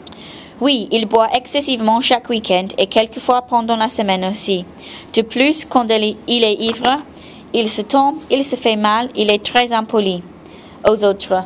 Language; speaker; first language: French; non-native, fluent; English